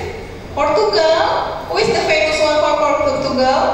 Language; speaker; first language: English; non-native, fluent; Indonesian